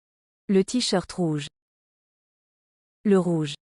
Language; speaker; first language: French; non-native, learner; English